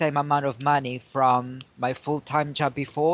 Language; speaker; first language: English; non-native, local second language; Filipino